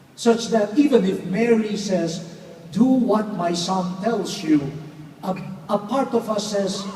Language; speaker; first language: English; non-native, local second language; Filipino